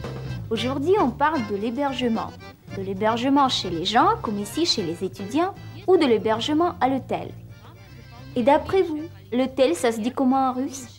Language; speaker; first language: French; non-native, fluent; Russian